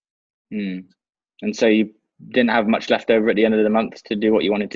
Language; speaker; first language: English; native; English